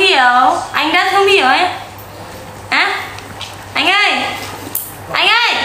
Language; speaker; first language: Vietnamese; non-native, learner; Indonesian